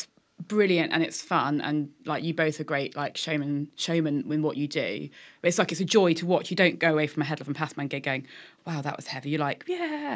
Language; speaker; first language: English; native; English